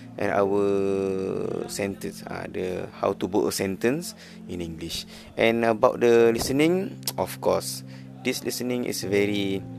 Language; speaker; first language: English; non-native, learner; Malay